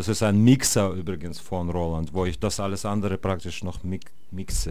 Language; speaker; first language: German; native; German